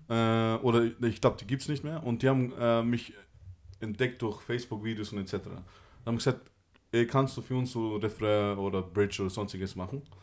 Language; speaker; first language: German; early bilingual, other home language; Albanian